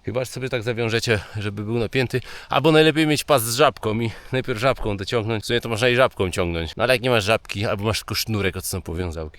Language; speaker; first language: Polish; native; Polish